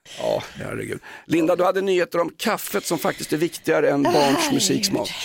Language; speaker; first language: Swedish; native; Swedish